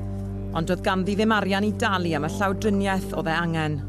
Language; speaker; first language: Welsh; native; Welsh